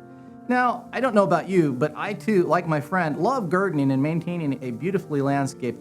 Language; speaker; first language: English; native; English